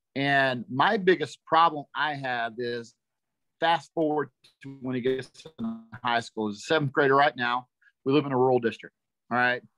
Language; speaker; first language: English; native; English